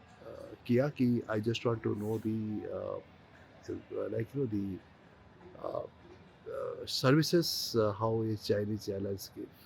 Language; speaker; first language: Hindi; non-native, local second language; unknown